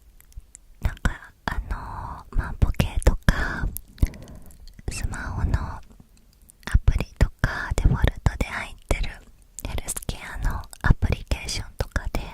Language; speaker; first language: Japanese; native; Japanese